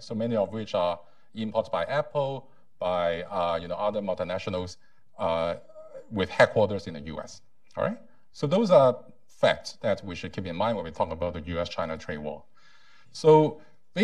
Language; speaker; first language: English; non-native, local second language; Cantonese